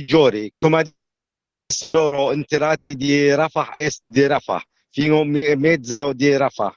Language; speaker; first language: Italian; non-native, learner; Arabic